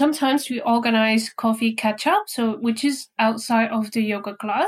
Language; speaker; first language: English; non-native, local second language; Cantonese